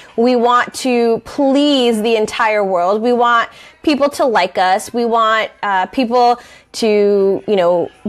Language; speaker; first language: English; native; English